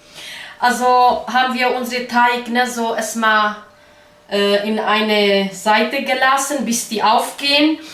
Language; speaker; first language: German; non-native, learner; Kurdish